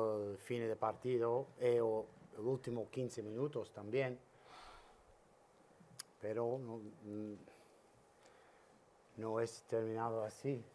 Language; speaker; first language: Spanish; non-native, learner; English